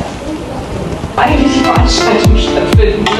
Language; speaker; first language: German; non-native, learner; Cebuano